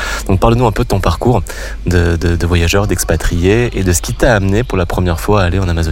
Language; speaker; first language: French; native; French